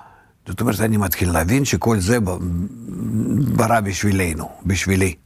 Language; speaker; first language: Hebrew; non-native, fluent; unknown